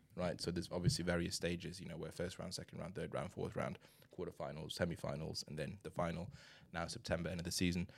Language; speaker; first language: English; non-native, fluent; Chinese